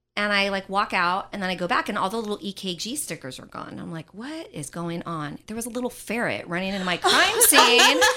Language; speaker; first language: English; native; English